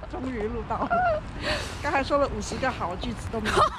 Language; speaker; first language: Chinese; early bilingual, heritage; Chinese